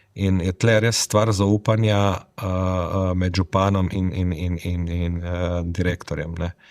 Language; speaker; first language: Slovenian; native; Slovenian